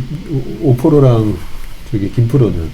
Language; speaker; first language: Korean; native; Korean